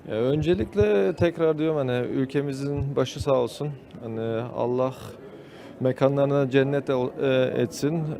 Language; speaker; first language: Turkish; early bilingual, heritage; Turkish